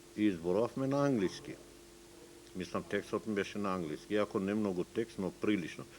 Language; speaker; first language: Macedonian; non-native, local second language; Turkish